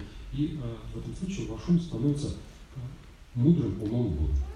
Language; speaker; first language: Russian; native; Russian